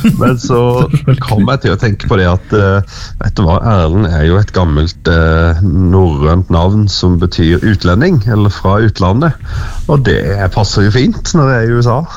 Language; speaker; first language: Norwegian; native; Norwegian